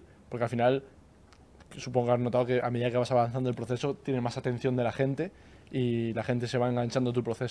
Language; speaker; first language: Spanish; native; Spanish